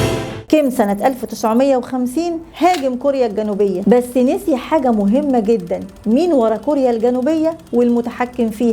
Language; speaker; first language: Arabic; native; Arabic